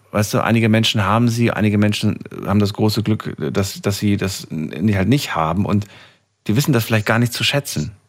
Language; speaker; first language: German; native; German